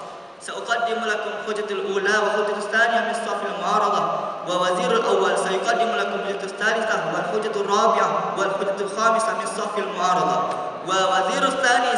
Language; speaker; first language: Arabic; non-native, learner; Malay